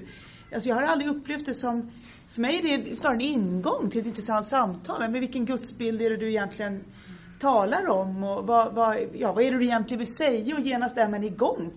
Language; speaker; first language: Swedish; native; Swedish